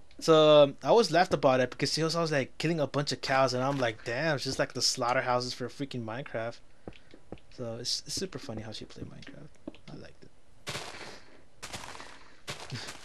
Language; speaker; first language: English; native; English